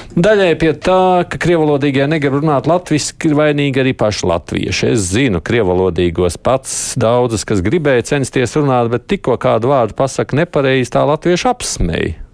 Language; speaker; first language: Latvian; native; Latvian